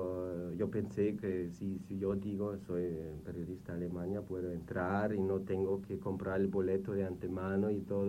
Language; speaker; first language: Spanish; non-native, fluent; German